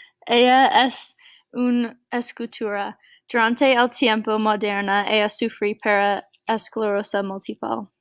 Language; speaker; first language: Spanish; non-native, learner; English